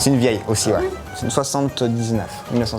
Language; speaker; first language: French; native; French